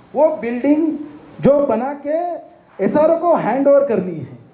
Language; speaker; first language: Hindi; non-native, local second language; Marathi